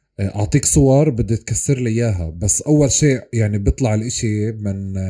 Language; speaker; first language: Arabic; native; Arabic